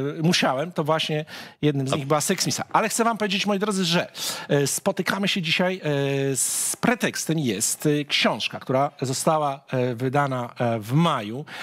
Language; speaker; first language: Polish; native; Polish